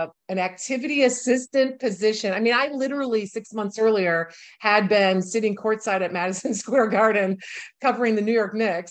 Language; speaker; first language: English; native; English